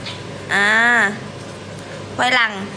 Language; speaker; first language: Vietnamese; non-native, learner; Javanese